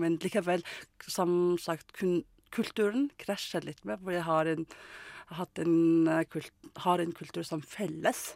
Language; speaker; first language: Norwegian; non-native, learner; Mongolian